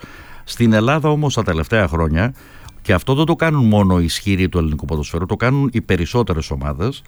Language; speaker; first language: Greek; native; Greek